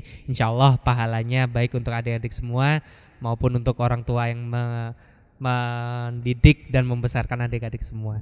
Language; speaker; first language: Indonesian; native; Indonesian